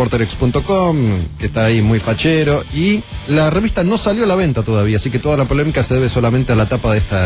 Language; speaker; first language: Spanish; native; Spanish